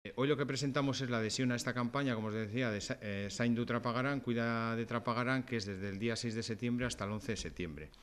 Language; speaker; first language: Spanish; native; Spanish